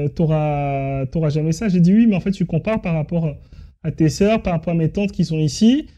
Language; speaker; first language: French; early bilingual, other home language; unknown